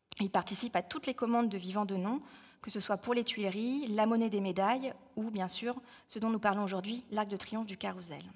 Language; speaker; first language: French; native; French